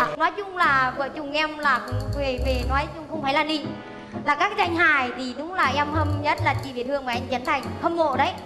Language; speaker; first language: Vietnamese; non-native, local second language; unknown